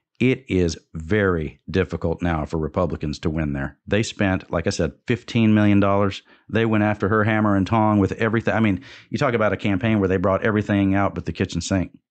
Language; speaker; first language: English; native; English